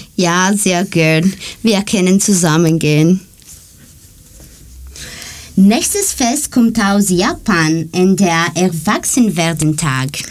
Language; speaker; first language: German; non-native, learner; Greek